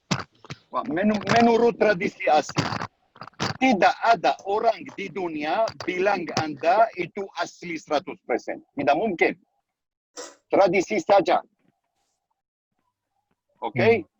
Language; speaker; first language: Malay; non-native, learner; Hebrew